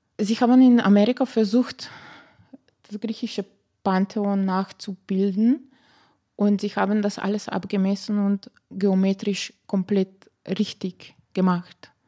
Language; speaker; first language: German; non-native, fluent; Slovenian